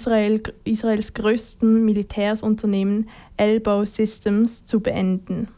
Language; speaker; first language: German; native; German